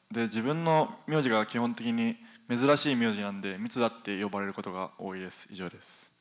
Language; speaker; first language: Japanese; native; Japanese